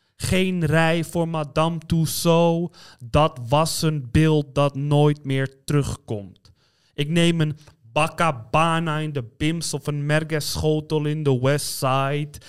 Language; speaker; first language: Dutch; native; Dutch